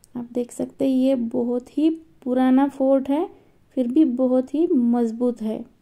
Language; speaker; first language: Hindi; non-native, local second language; Marathi